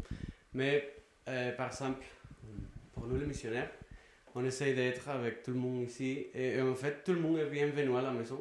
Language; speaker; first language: French; non-native, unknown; Spanish